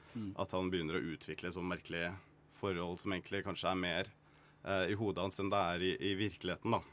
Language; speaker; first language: Norwegian; native; Norwegian